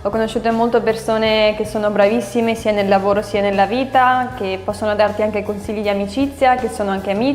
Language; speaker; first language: Italian; non-native, fluent; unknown